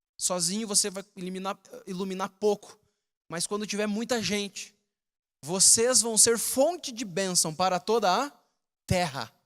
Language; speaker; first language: Portuguese; native; Portuguese